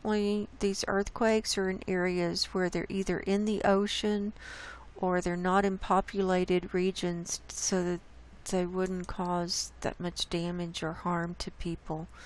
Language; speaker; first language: English; native; English